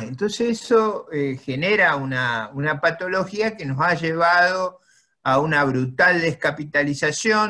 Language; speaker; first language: Spanish; native; Spanish